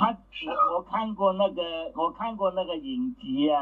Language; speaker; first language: Chinese; native; Chinese